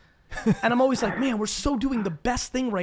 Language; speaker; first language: English; early bilingual, other home language; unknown